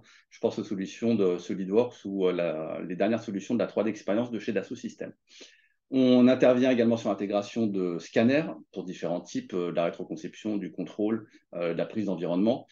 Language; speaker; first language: French; native; French